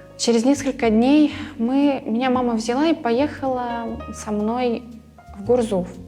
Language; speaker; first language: Russian; early bilingual, other home language; Crimean Tatar